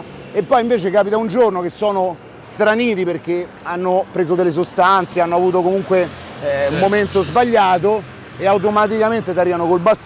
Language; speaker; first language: Italian; native; Italian